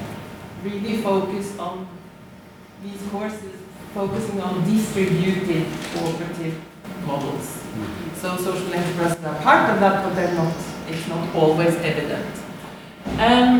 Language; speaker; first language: English; non-native, fluent; Norwegian